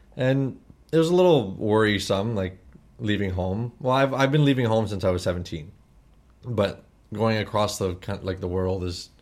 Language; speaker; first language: English; native; English